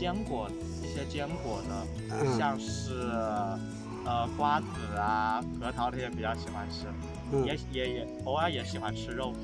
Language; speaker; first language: Chinese; native; Chinese